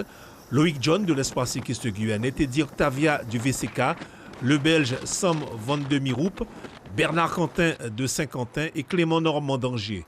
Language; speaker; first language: French; native; French